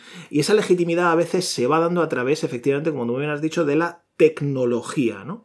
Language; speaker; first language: Spanish; native; Spanish